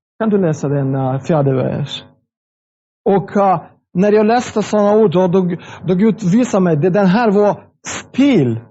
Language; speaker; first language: Swedish; non-native, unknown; Russian